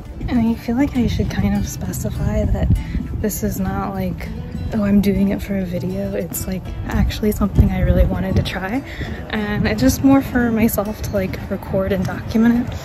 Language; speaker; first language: English; native; English